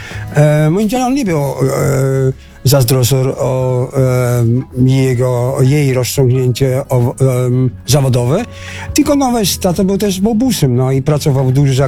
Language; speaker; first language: Polish; non-native, fluent; Dutch